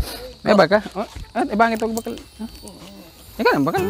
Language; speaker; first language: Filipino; non-native, local second language; Bikol